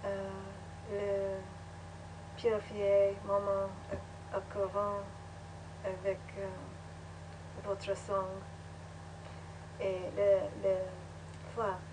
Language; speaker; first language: French; non-native, learner; English